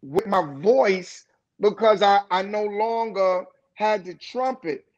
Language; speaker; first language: English; native; English